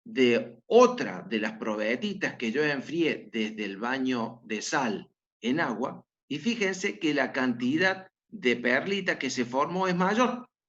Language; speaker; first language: Spanish; native; Spanish